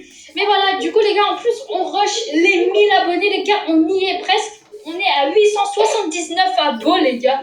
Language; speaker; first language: French; native; French